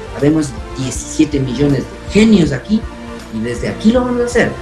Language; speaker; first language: Spanish; non-native, local second language; Quechua